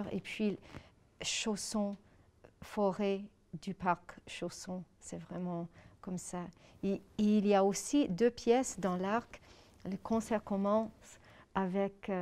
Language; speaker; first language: French; non-native, fluent; English